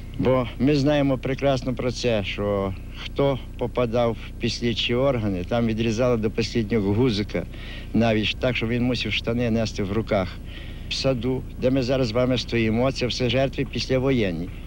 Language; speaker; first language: Ukrainian; native; Ukrainian